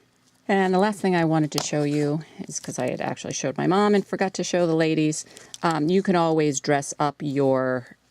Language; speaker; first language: English; native; English